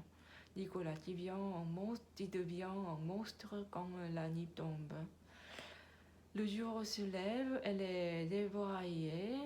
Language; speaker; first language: French; non-native, learner; Korean